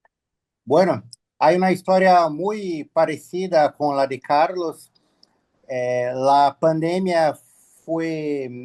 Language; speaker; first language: Spanish; non-native, learner; Portuguese